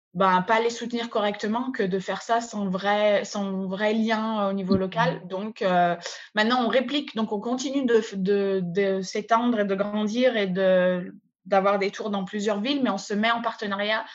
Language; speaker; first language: French; native; French